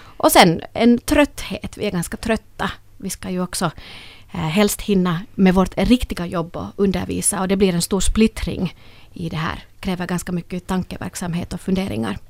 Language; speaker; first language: Swedish; native; Swedish